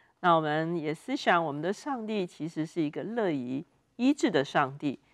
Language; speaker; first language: Chinese; native; Chinese